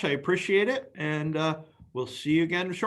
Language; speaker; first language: English; native; English